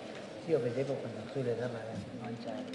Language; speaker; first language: Italian; non-native, fluent; Spanish